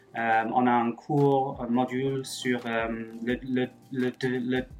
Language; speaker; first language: French; non-native, fluent; English